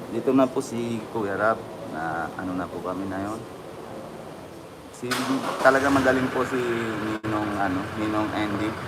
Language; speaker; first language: Filipino; non-native, learner; Punjabi